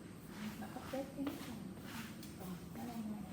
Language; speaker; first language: Vietnamese; native; Vietnamese